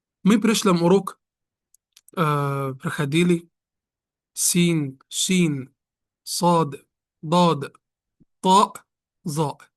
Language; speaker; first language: Russian; non-native, fluent; Arabic